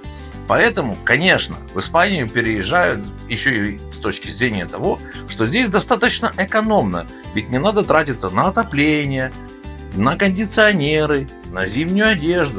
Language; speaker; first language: Russian; native; Russian